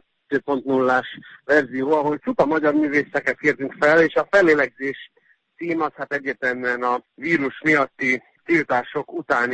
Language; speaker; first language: Hungarian; native; Hungarian